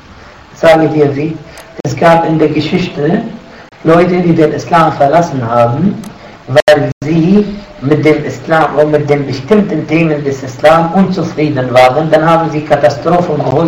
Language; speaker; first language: German; non-native, fluent; Arabic